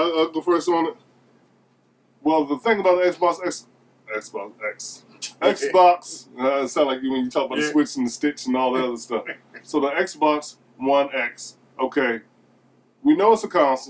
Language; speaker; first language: English; native; English